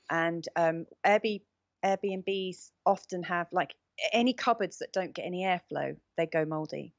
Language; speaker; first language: English; native; English